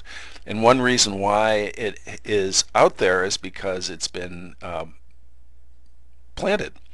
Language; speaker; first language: English; native; English